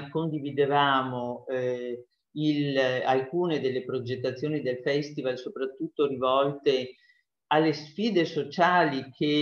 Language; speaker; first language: Italian; native; Italian